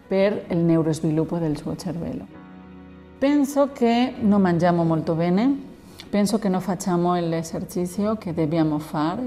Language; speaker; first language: Italian; non-native, learner; Spanish